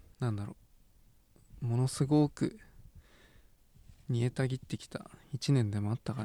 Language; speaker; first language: Japanese; native; Japanese